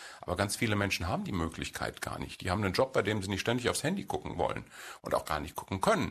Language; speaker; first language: German; native; German